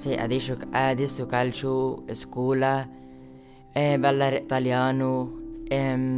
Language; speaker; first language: Italian; non-native, learner; Arabic